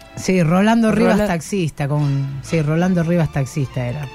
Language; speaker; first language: Spanish; native; Spanish